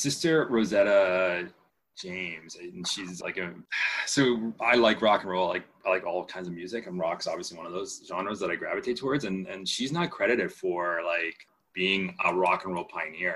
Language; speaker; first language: English; non-native, fluent; Spanish